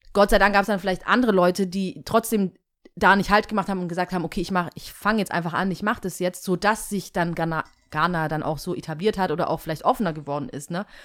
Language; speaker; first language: German; early bilingual, other home language; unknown